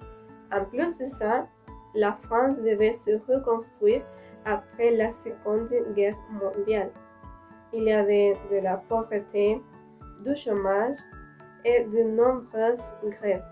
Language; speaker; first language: French; non-native, learner; Spanish